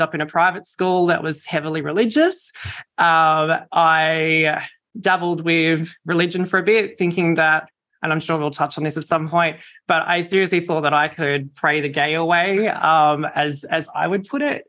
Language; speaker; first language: English; native; English